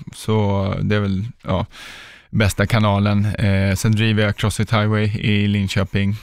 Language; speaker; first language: Swedish; early bilingual, other home language; Czech